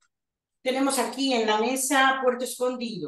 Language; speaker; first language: Spanish; native; Spanish